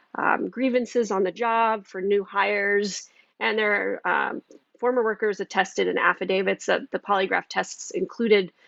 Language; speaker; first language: English; native; English